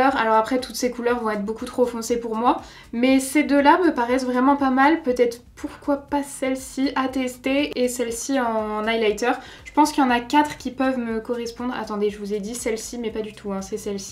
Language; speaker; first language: French; native; French